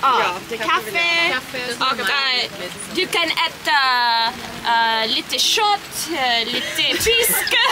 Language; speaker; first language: Swedish; early bilingual, heritage; Swedish